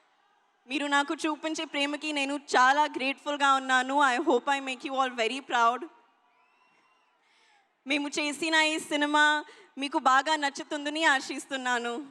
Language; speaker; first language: Telugu; non-native, local second language; Hindi